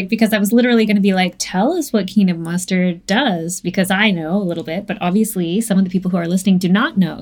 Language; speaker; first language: English; native; English